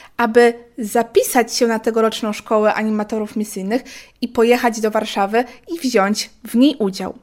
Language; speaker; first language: Polish; native; Polish